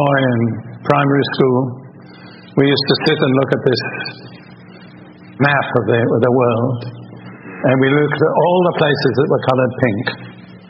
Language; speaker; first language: English; native; English